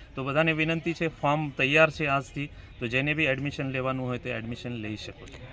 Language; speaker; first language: Gujarati; non-native, local second language; Marathi